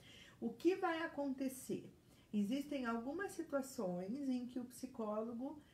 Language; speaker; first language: Portuguese; native; Portuguese